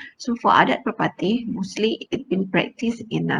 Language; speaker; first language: English; non-native, local second language; Malay